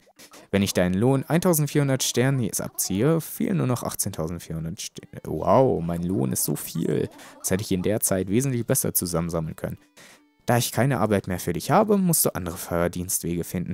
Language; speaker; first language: German; native; German